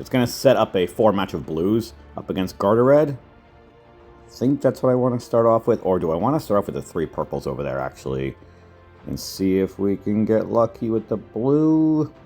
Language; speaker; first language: English; native; English